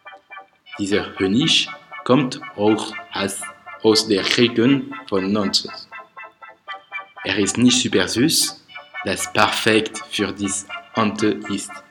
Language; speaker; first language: German; non-native, learner; French